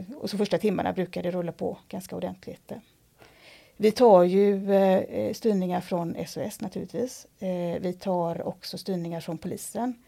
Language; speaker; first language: Swedish; native; Swedish